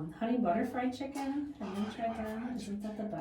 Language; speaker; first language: English; native; English